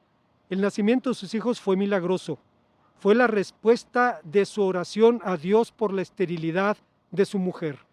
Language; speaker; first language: Spanish; native; Spanish